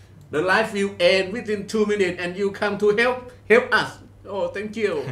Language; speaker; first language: English; non-native, learner; Thai